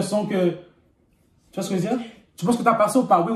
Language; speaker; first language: French; native; French